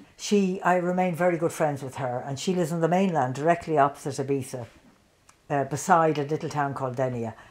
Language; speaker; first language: English; native; English